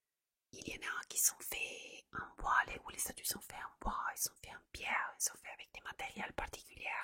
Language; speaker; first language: French; non-native, fluent; Italian